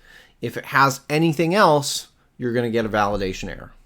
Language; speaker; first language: English; native; English